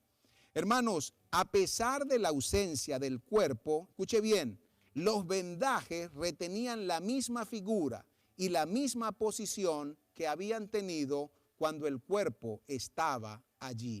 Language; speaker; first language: Spanish; native; Spanish